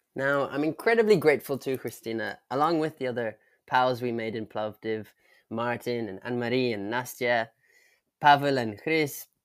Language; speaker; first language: English; native; English